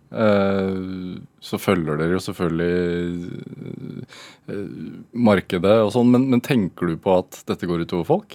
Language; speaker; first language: Norwegian; native; Norwegian